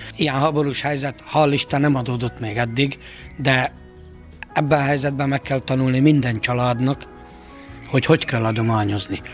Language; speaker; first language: Hungarian; native; Hungarian